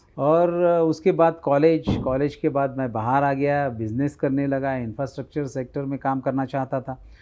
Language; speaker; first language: Hindi; non-native, local second language; Marathi